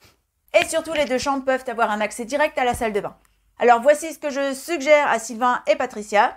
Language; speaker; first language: French; native; French